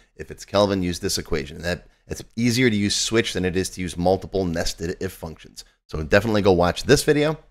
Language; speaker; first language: English; native; English